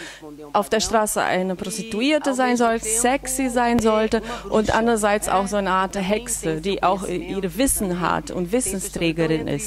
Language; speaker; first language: German; non-native, fluent; Portuguese